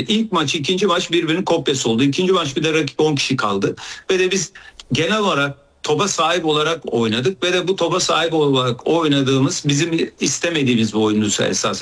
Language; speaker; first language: Turkish; native; Turkish